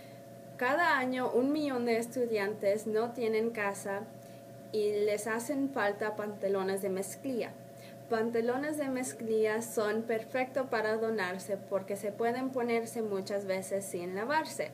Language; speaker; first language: Spanish; non-native, learner; English